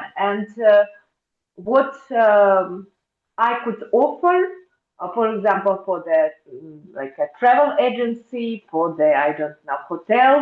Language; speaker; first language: English; non-native, fluent; Russian